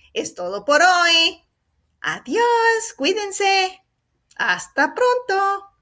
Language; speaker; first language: Spanish; early bilingual, heritage; Spanish